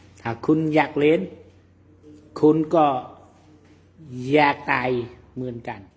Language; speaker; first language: Thai; non-native, learner; Khmer